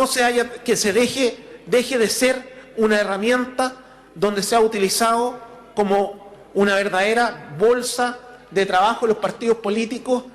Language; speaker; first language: Spanish; native; Spanish